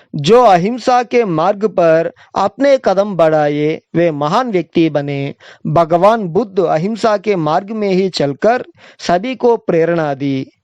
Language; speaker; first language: Hindi; non-native, local second language; Telugu